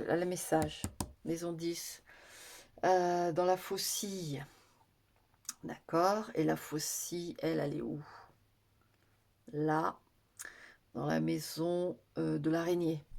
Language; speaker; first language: French; native; French